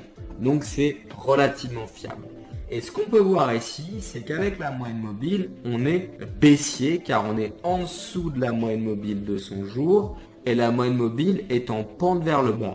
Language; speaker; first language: French; native; French